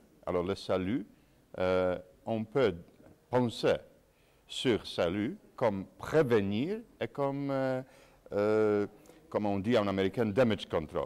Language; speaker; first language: French; non-native, fluent; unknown